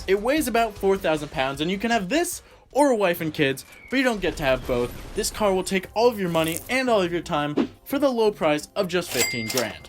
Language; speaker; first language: English; native; English